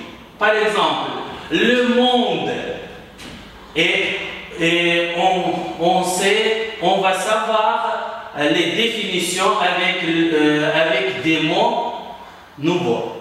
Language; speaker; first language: French; non-native, fluent; Uzbek